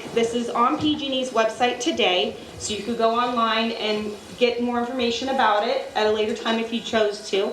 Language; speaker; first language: English; native; English